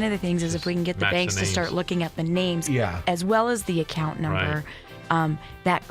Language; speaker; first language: English; native; English